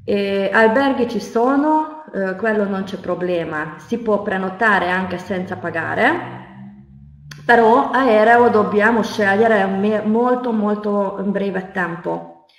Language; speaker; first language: Italian; non-native, fluent; Hungarian